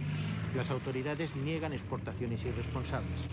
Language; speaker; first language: Spanish; native; Spanish